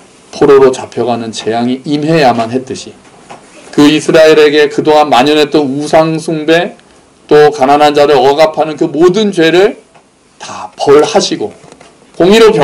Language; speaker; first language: Korean; native; Korean